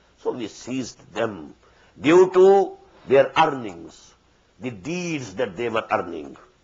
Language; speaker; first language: English; non-native, local second language; Urdu